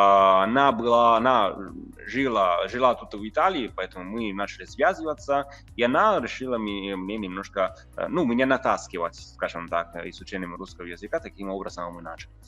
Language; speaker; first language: Russian; non-native, fluent; Italian